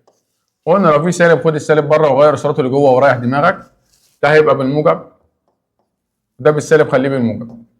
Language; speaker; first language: Arabic; native; Arabic